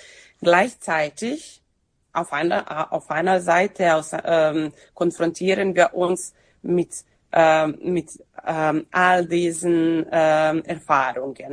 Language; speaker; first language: German; non-native, fluent; Serbian